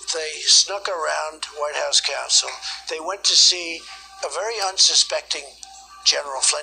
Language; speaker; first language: English; native; English